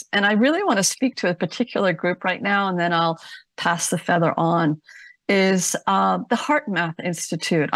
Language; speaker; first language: English; native; English